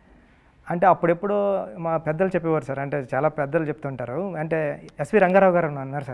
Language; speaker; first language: Telugu; native; Telugu